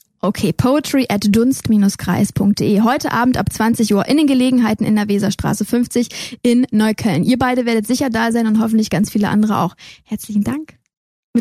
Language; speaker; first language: German; native; German